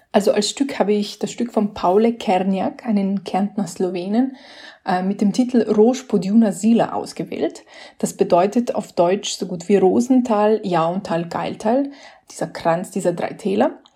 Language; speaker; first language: German; non-native, fluent; Slovenian